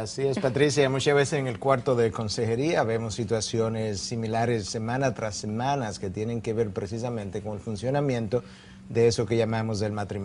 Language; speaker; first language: Spanish; native; Spanish